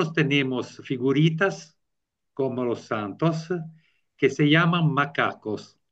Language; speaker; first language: Spanish; non-native, learner; Italian